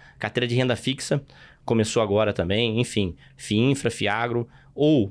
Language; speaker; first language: Portuguese; native; Portuguese